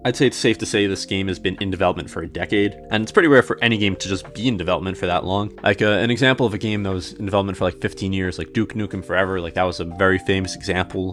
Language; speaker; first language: English; native; English